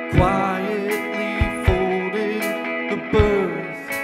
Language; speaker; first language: English; native; English